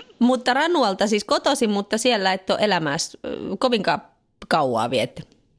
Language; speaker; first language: Finnish; native; Finnish